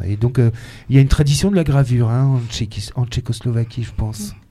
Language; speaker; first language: French; native; French